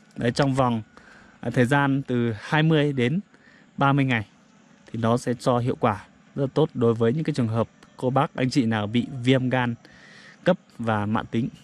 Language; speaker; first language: Vietnamese; non-native, local second language; Iu Mien